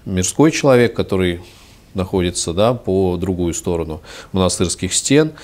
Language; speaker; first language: Russian; native; Russian